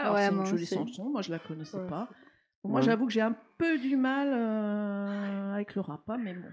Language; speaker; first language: French; native; French